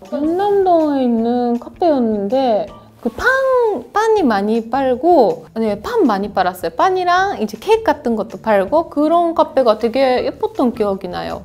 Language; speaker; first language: Korean; non-native, fluent; Japanese